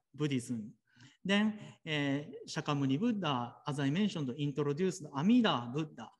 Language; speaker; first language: English; non-native, fluent; Japanese